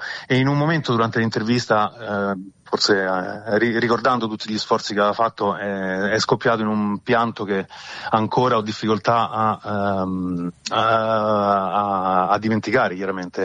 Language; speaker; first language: Italian; native; Italian